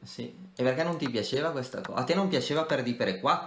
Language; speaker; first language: Italian; native; Italian